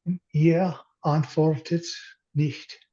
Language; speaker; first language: German; non-native, learner; English